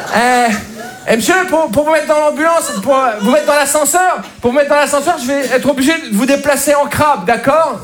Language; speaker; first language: French; native; French